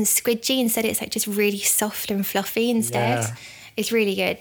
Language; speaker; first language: English; native; English